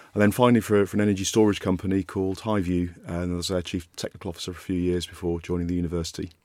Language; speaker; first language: English; native; English